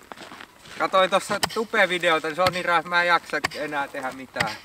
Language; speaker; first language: Finnish; native; Finnish